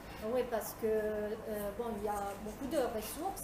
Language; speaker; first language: French; non-native, fluent; Italian